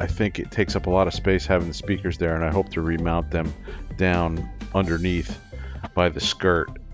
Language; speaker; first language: English; native; English